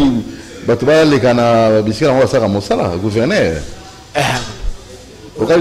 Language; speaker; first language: French; non-native, local second language; Lingala